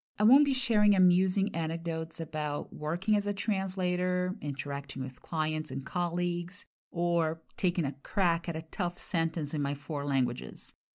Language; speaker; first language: English; non-native, fluent; Portuguese